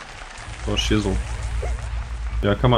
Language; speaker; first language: German; native; German